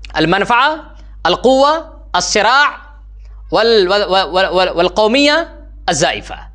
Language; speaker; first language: Arabic; non-native, fluent; Urdu